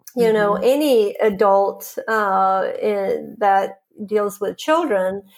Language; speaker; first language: English; non-native, fluent; Swedish